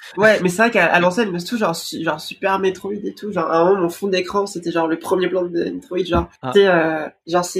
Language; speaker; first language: French; native; French